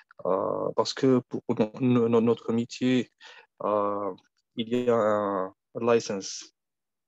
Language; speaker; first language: French; non-native, fluent; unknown